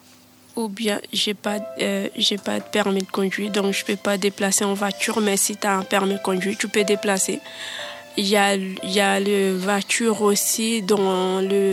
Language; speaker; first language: French; non-native, learner; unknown